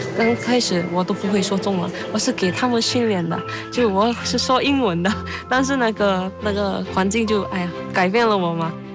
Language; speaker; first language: Chinese; non-native, fluent; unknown